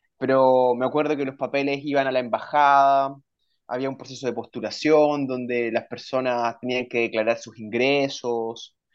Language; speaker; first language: Spanish; native; Spanish